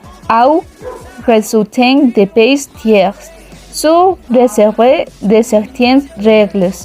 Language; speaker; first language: French; non-native, learner; Spanish